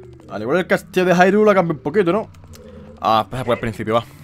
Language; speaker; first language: Spanish; native; Spanish